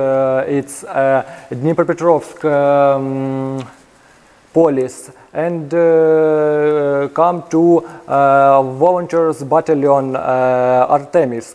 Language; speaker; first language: English; non-native, learner; Ukrainian